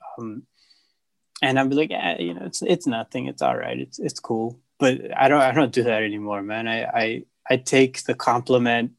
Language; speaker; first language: English; native; English